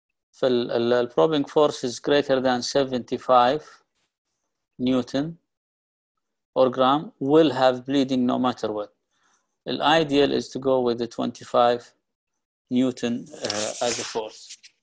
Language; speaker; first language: English; non-native, fluent; Arabic